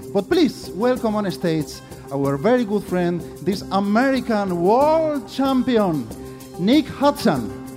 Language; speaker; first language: English; non-native, fluent; Spanish